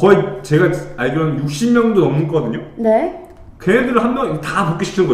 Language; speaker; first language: Korean; native; Korean